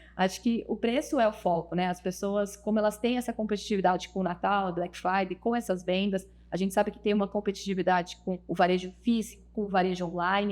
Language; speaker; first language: Portuguese; native; Portuguese